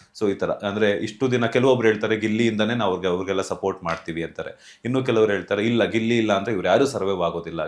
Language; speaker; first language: Kannada; native; Kannada